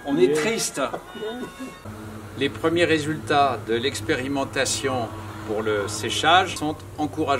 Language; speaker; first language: French; native; French